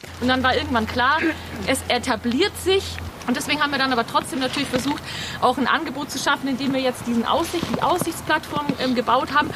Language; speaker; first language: German; native; German